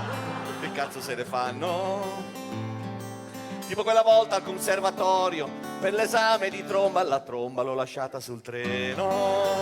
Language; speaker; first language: Italian; native; Italian